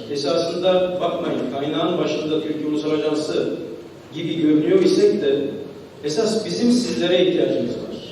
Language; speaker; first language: Turkish; early bilingual, heritage; Turkish